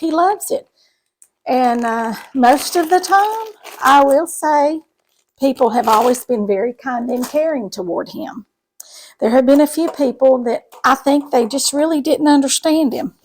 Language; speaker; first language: English; native; English